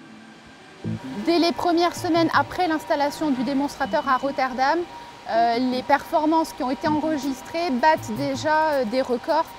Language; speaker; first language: French; native; French